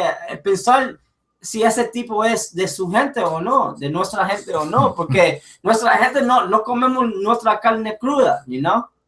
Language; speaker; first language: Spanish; early bilingual, heritage; English